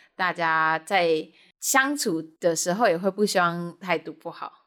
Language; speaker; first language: Chinese; native; Chinese